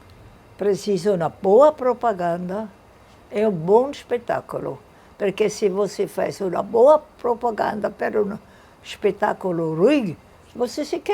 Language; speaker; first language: Portuguese; non-native, fluent; Italian